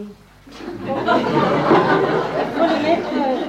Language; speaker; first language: French; non-native, learner; Spanish